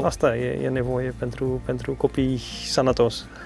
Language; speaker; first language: Romanian; non-native, learner; Dutch